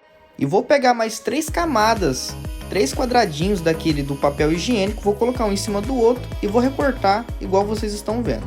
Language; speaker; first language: Portuguese; native; Portuguese